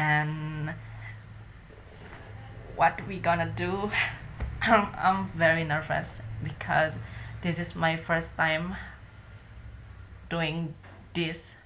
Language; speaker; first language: English; non-native, learner; Indonesian